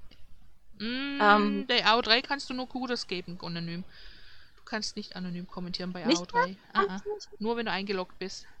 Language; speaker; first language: German; native; German